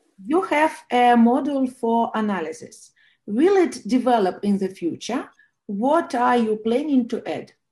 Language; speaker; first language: English; non-native, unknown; Russian